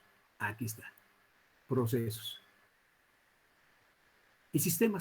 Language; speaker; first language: Spanish; native; Spanish